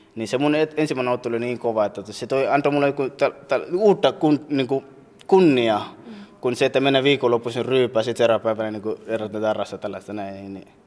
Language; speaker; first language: Finnish; non-native, fluent; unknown